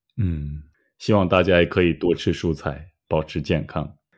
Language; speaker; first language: Chinese; native; Chinese